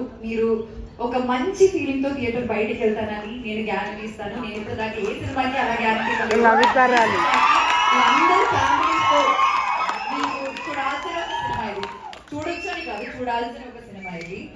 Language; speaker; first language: Telugu; non-native, fluent; Malayalam